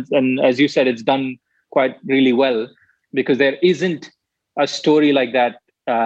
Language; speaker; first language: English; non-native, local second language; Tamil